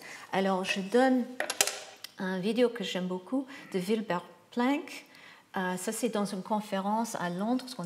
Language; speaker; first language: French; non-native, fluent; English